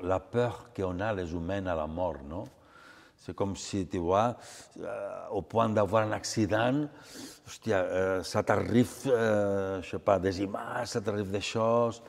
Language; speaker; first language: French; non-native, fluent; Catalan